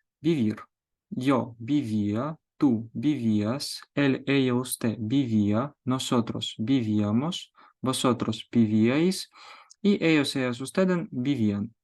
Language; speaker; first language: Spanish; non-native, fluent; Ukrainian